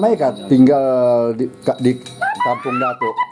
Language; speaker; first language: Indonesian; native; Indonesian